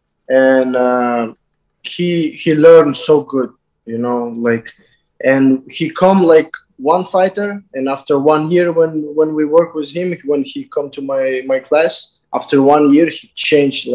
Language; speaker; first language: English; non-native, learner; Azerbaijani